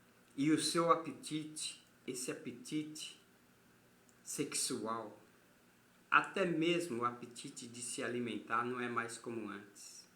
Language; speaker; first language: Portuguese; native; Portuguese